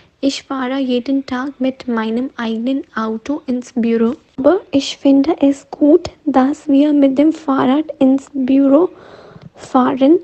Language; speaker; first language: German; non-native, learner; Hindi